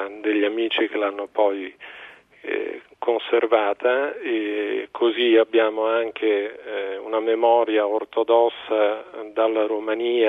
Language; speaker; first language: Italian; native; Italian